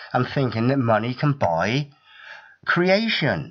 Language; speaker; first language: English; native; English